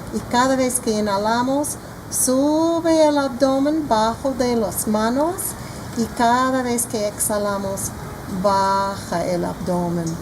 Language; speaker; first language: Spanish; non-native, fluent; English